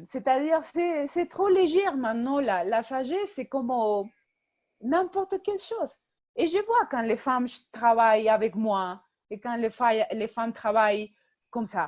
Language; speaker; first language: French; non-native, fluent; Spanish